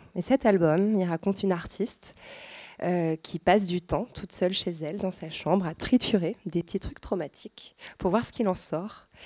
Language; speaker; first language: French; native; French